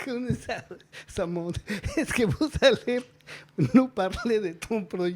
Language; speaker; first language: French; non-native, learner; Spanish